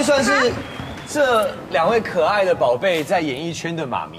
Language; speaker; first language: Chinese; native; Chinese